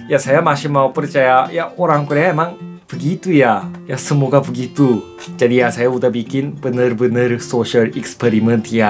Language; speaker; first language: Indonesian; non-native, fluent; Korean